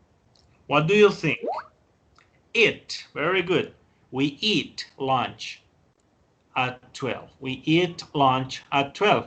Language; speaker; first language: English; non-native, fluent; Spanish